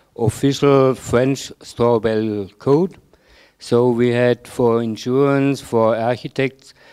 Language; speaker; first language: English; non-native, fluent; German